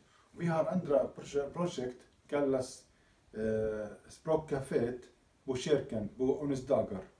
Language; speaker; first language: Swedish; non-native, learner; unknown